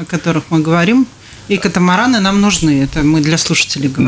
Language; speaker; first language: Russian; native; Russian